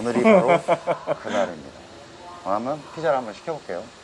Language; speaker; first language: Korean; native; Korean